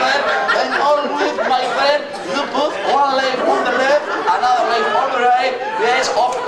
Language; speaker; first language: English; non-native, learner; Spanish